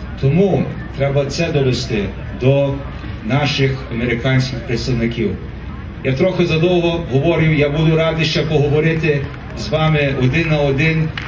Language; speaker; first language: Ukrainian; early bilingual, heritage; Ukrainian